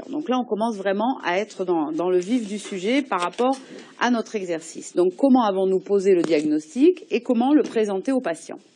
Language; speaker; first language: French; native; French